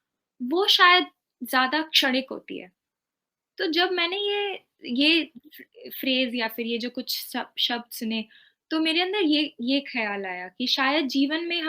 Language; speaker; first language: Hindi; native; Hindi